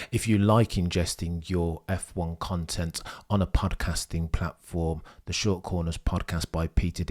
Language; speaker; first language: English; native; English